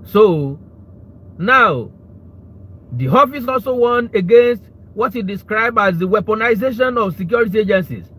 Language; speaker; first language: English; non-native, local second language; Yoruba